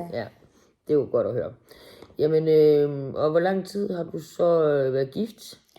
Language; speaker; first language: Danish; native; Danish